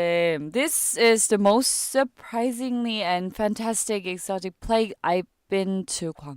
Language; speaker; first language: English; non-native, learner; Korean